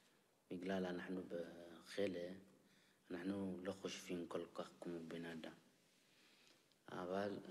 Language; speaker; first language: Hebrew; non-native, learner; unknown